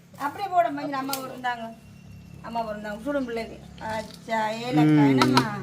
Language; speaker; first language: Tamil; native; Tamil